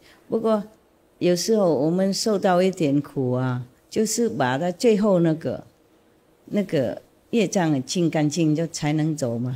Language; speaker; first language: Chinese; non-native, fluent; Vietnamese